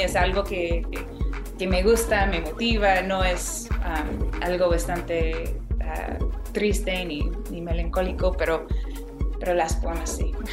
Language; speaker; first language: Spanish; non-native, fluent; English